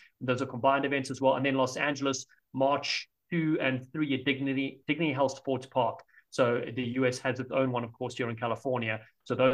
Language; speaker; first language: English; native; English